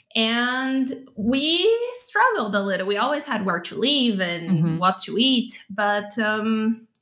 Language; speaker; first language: English; non-native, fluent; Portuguese